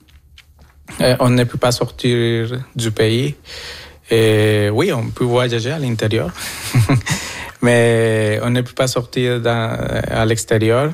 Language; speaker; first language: French; non-native, fluent; Spanish